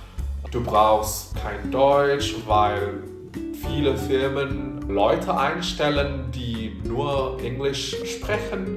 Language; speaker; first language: German; non-native, fluent; Indonesian